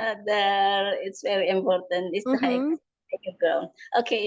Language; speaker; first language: English; non-native, learner; Indonesian